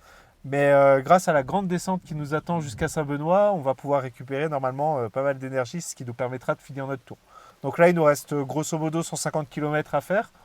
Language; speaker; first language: French; native; French